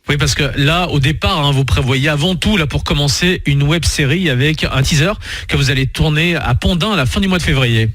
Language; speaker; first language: French; native; French